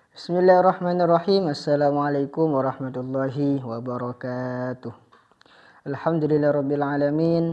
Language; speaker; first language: Indonesian; non-native, local second language; Madurese